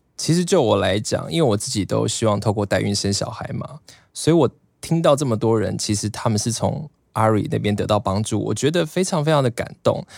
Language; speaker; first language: Chinese; native; Chinese